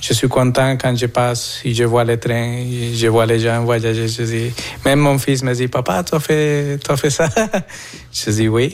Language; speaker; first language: French; non-native, fluent; Spanish